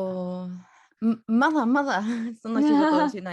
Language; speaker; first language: Japanese; non-native, learner; Spanish